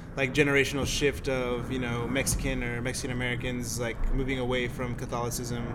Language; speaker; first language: English; native; English